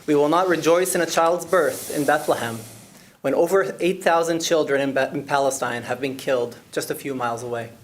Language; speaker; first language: English; non-native, fluent; Arabic